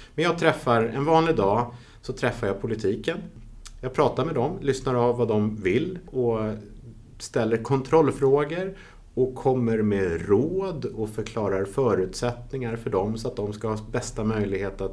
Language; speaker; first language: Swedish; early bilingual, other home language; Dutch